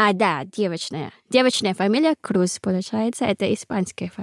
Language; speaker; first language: Russian; non-native, learner; Filipino